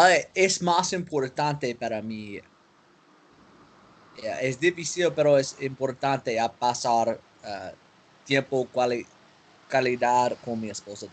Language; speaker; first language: Spanish; non-native, learner; English